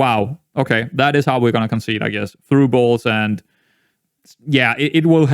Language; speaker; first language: English; non-native, fluent; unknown